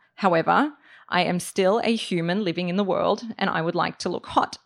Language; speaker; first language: English; native; English